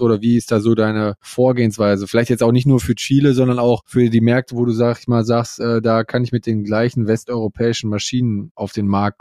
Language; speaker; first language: German; native; German